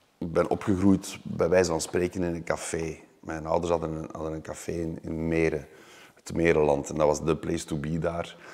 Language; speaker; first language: Dutch; native; Dutch